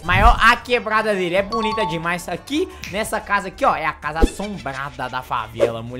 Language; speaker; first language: Portuguese; native; Portuguese